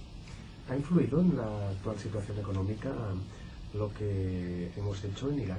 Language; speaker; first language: Spanish; non-native, local second language; Catalan